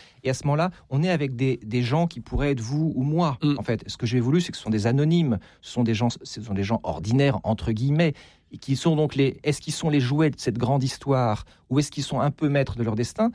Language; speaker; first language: French; native; French